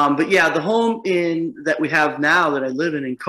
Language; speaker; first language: English; native; English